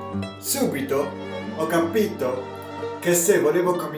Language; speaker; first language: Italian; non-native, fluent; French